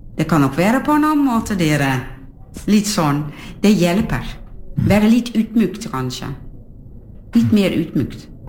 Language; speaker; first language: Norwegian; non-native, fluent; Dutch